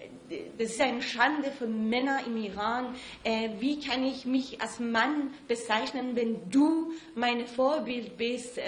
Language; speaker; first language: German; non-native, fluent; Persian